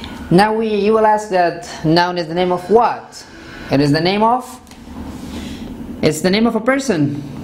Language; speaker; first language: English; non-native, fluent; Persian